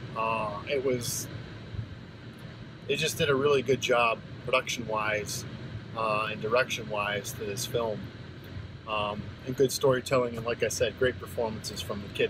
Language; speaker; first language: English; native; English